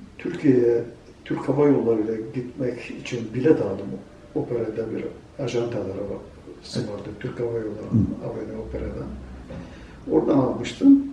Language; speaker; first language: Turkish; native; Turkish